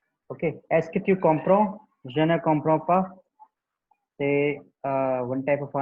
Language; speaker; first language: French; non-native, learner; Hindi